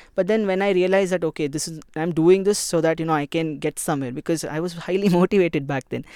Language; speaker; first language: English; non-native, local second language; Kannada